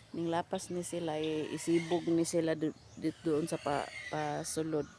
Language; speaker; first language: Filipino; non-native, local second language; Cebuano